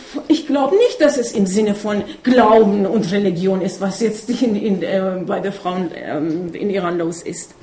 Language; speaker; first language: German; non-native, fluent; Persian